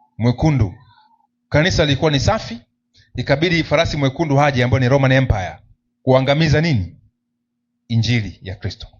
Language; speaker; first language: Swahili; native; Swahili